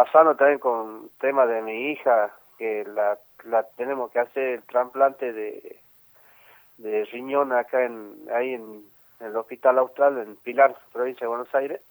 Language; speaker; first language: Spanish; native; Spanish